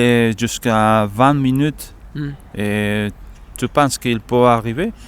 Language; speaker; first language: French; non-native, learner; Spanish